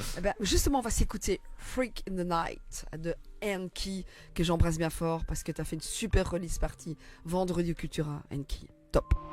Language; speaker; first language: French; native; French